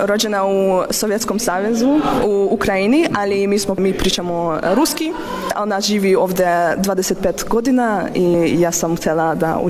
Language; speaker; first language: Serbian; non-native, learner; Hungarian